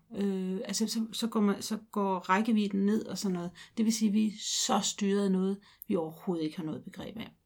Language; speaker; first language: Danish; native; Danish